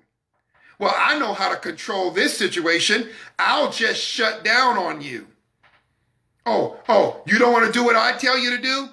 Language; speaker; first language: English; native; English